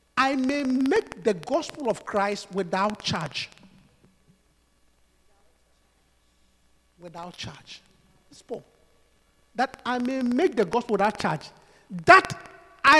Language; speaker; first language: English; non-native, local second language; Akan